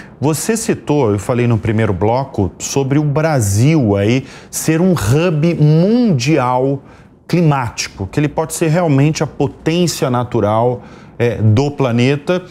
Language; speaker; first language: Portuguese; native; Portuguese